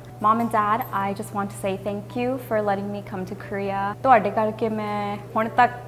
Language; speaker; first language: Korean; non-native, learner; English